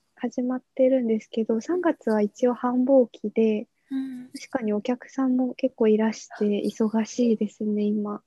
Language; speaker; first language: Japanese; native; Japanese